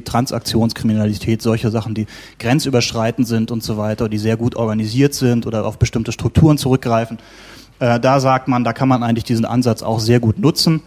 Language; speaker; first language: German; native; German